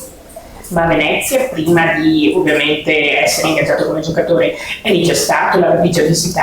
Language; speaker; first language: Italian; native; Italian